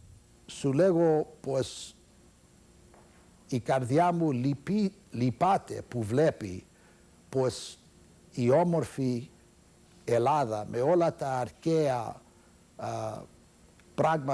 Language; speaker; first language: Greek; early bilingual, heritage; Greek